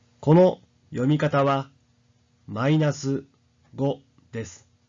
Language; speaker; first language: Japanese; native; Japanese